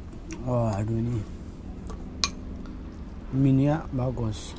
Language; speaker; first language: Indonesian; non-native, learner; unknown